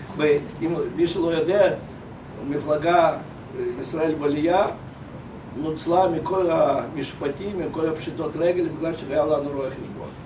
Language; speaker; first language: Hebrew; non-native, fluent; Russian